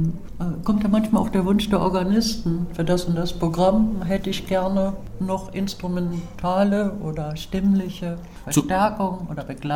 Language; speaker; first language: German; native; German